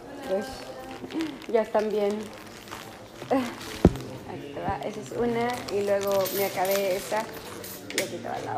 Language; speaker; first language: Spanish; early bilingual, heritage; Spanish